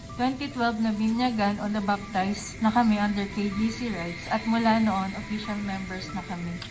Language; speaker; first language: Filipino; native; Filipino